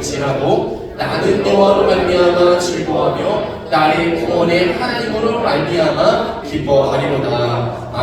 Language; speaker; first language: Korean; native; Korean